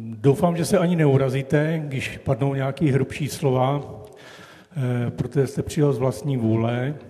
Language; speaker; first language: Czech; native; Czech